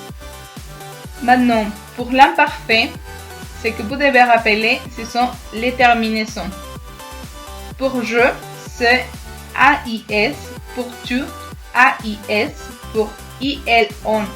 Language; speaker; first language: French; non-native, fluent; Spanish